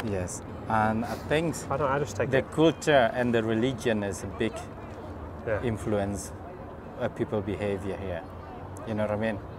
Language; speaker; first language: English; non-native, fluent; Indonesian